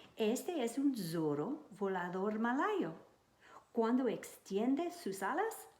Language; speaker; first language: Spanish; non-native, learner; English